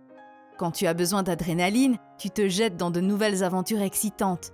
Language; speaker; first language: French; native; French